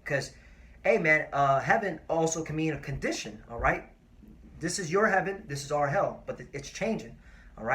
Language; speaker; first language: English; native; English